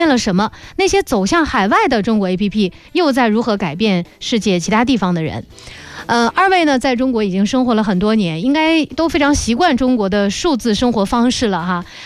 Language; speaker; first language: Chinese; native; Chinese